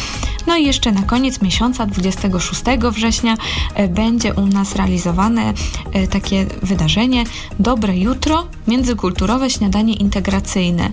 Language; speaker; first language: Polish; native; Polish